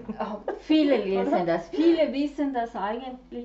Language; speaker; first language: German; non-native, fluent; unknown